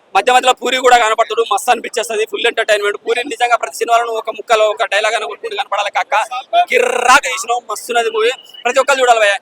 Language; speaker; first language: Telugu; native; Telugu